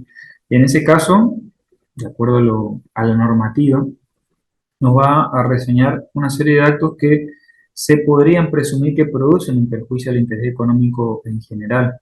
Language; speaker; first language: Spanish; native; Spanish